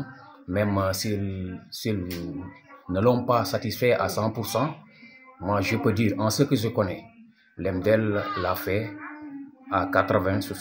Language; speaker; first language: French; non-native, local second language; Wolof